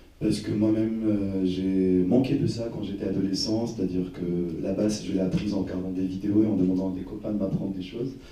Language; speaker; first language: French; non-native, local second language; Arabic